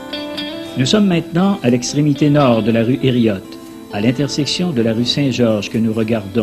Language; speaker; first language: French; native; French